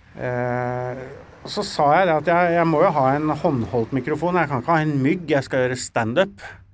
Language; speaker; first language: Norwegian; native; Norwegian